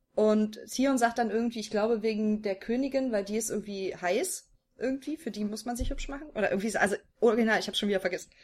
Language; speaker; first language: German; native; German